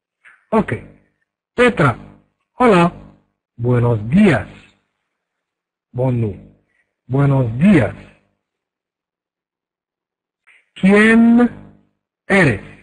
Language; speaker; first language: Spanish; non-native, fluent; Arabic